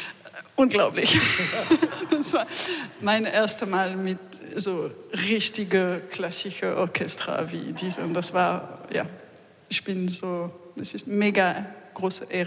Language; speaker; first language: German; non-native, learner; French